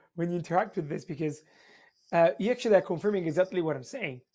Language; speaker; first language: English; non-native, fluent; Italian